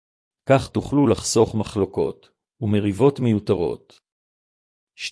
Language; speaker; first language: Hebrew; native; Hebrew